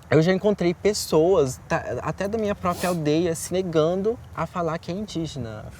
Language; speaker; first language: Portuguese; non-native, local second language; Guarani